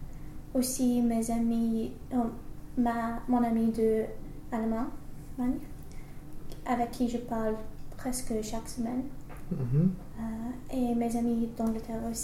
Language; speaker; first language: French; non-native, learner; English